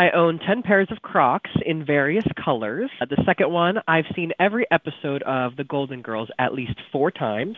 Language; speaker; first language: English; native; English